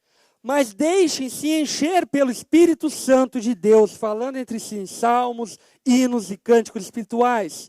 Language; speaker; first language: Portuguese; native; Portuguese